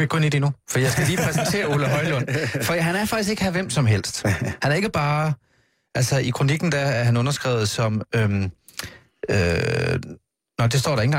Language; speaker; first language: Danish; native; Danish